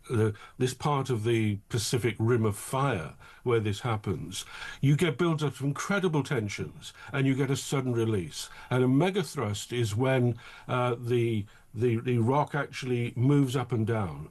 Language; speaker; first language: English; native; English